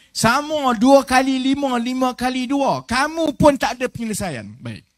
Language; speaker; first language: Malay; native; Malay